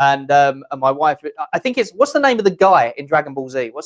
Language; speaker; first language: English; native; English